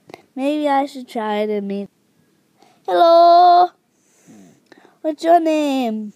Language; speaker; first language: English; native; English